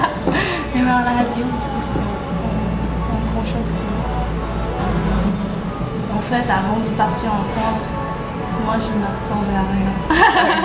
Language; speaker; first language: French; non-native, fluent; Korean